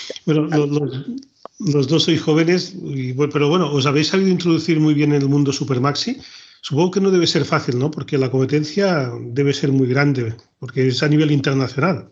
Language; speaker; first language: Spanish; native; Spanish